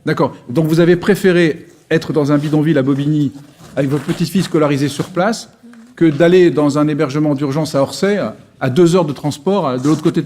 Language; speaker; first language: French; native; French